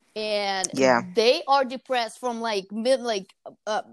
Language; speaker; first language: English; non-native, fluent; Portuguese